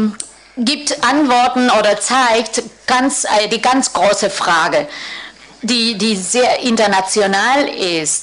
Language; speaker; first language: German; non-native, fluent; Spanish